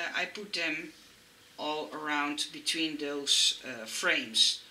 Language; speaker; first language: English; non-native, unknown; Dutch